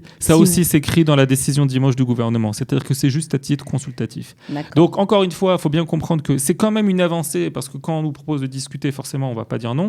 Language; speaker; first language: French; native; French